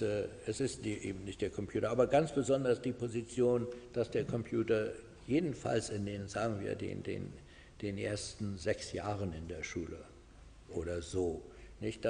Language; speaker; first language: German; non-native, fluent; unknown